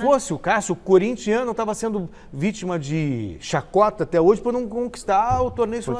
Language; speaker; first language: Portuguese; native; Portuguese